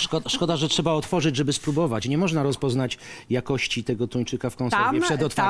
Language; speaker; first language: Polish; native; Polish